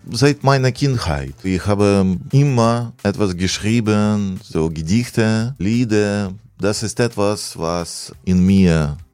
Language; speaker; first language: German; non-native, fluent; Russian